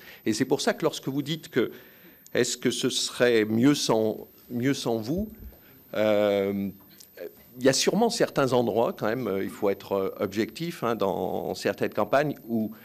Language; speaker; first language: French; native; French